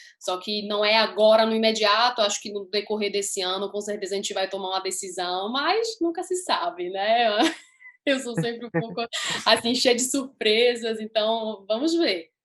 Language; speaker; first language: Portuguese; early bilingual, heritage; Portuguese